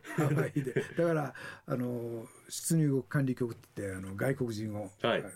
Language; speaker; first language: Japanese; native; Japanese